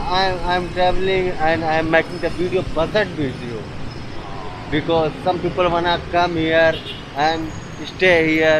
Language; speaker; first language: English; non-native, learner; Hindi